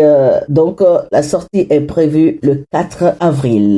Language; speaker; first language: French; non-native, local second language; Hausa